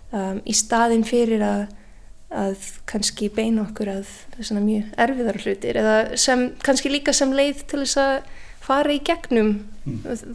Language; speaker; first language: Icelandic; non-native, fluent; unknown